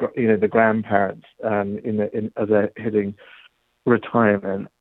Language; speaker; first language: English; native; English